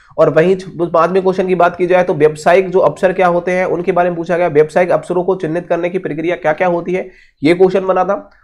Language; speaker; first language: Hindi; native; Hindi